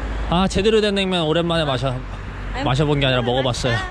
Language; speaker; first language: Korean; native; Korean